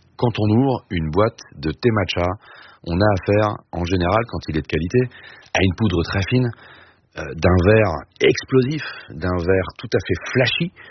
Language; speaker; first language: French; native; French